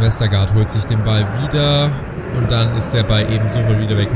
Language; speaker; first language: German; native; German